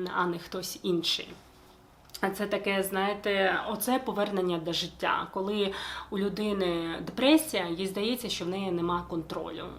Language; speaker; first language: Ukrainian; non-native, local second language; Russian